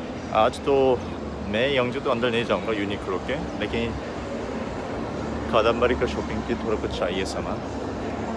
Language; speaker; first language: Hindi; non-native, fluent; Korean